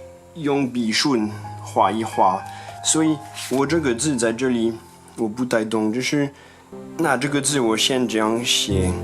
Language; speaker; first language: Chinese; non-native, fluent; French